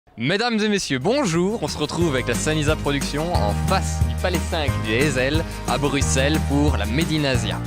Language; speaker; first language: French; native; French